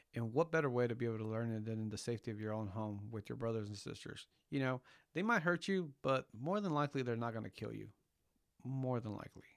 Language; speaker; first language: English; early bilingual, other home language; Spanish